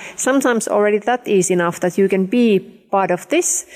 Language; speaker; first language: English; non-native, fluent; Finnish